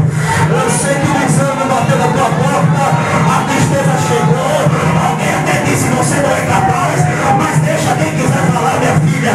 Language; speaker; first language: Portuguese; native; Portuguese